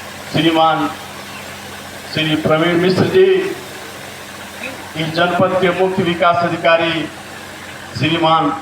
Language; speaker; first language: Hindi; native; Hindi